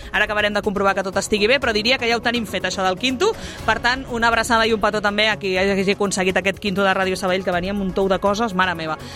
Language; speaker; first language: Catalan; native; Catalan